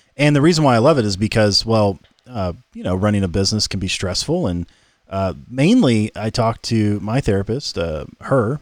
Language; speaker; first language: English; native; English